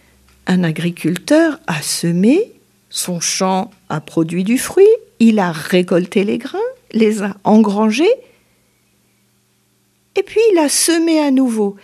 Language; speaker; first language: French; native; French